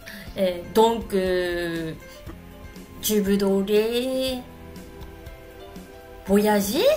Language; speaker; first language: French; non-native, learner; Japanese